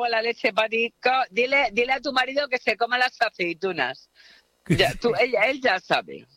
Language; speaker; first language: Spanish; native; Spanish